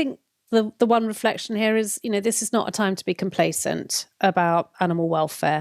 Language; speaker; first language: English; native; English